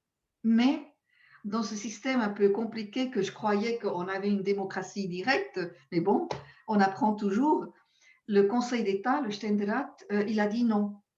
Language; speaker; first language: French; non-native, local second language; German